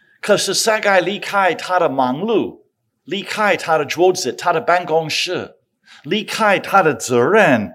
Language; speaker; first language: Chinese; non-native, fluent; English